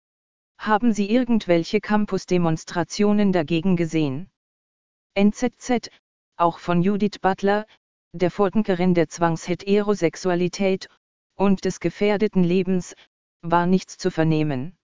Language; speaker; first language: German; native; German